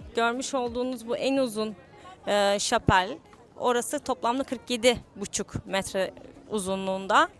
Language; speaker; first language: Turkish; native; Turkish